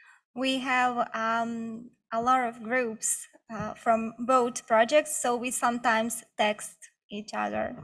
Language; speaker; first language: English; non-native, learner; Bosnian